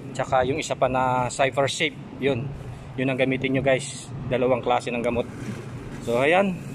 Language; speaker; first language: Filipino; non-native, local second language; Pampanga